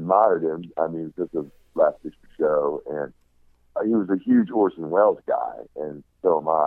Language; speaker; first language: English; native; English